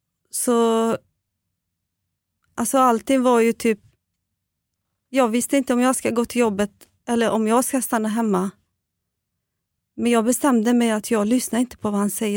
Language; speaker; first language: Swedish; non-native, fluent; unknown